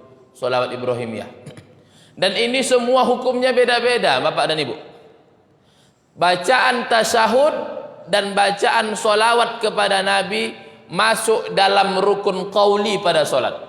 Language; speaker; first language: Indonesian; native; Indonesian